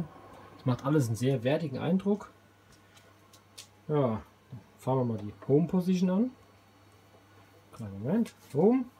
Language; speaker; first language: German; native; German